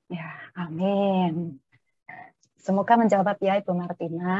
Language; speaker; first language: Indonesian; native; Indonesian